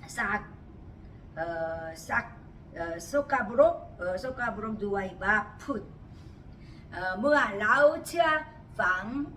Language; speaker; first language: Thai; non-native, learner; Korean